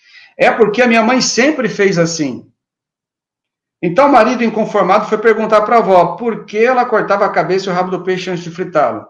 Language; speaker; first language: Portuguese; native; Portuguese